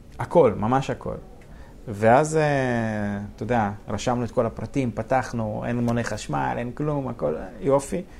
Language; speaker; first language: Hebrew; early bilingual, other home language; Russian